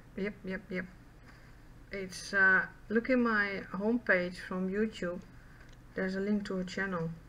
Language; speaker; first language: English; non-native, fluent; Dutch